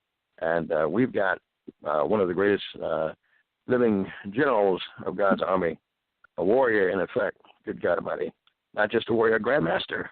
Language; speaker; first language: English; native; English